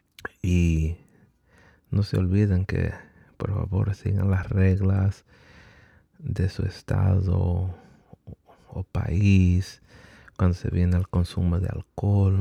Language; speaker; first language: Spanish; early bilingual, heritage; Spanish